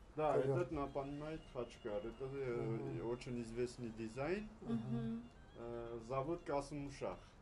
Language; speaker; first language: Russian; non-native, learner; Armenian